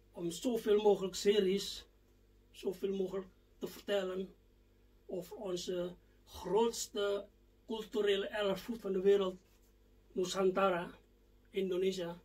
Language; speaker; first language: Dutch; non-native, fluent; Indonesian